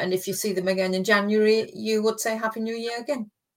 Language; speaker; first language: English; non-native, fluent; German